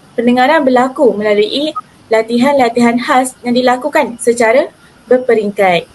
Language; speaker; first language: Malay; native; Malay